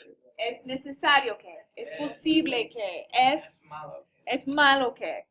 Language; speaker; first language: Spanish; non-native, fluent; English